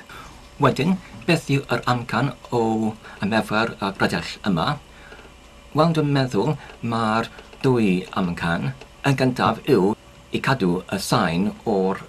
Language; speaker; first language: Welsh; non-native, learner; English